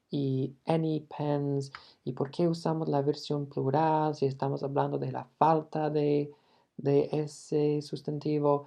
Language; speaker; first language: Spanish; non-native, fluent; English